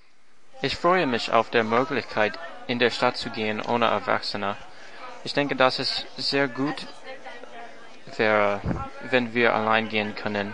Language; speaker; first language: German; non-native, learner; English